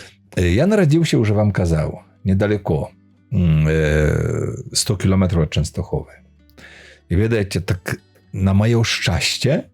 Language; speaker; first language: Polish; non-native, learner; Belarusian